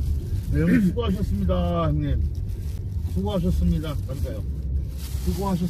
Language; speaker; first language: Korean; non-native, learner; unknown